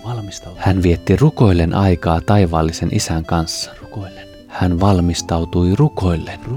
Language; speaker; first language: Finnish; native; Finnish